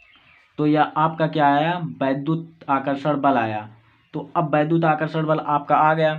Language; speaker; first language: Hindi; native; Hindi